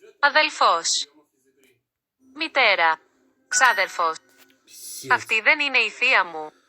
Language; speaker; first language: Greek; non-native, learner; Ukrainian